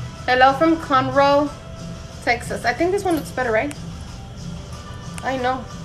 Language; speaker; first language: English; early bilingual, other home language; Spanish